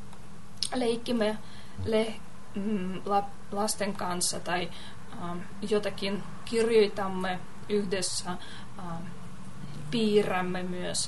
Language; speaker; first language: Finnish; non-native, learner; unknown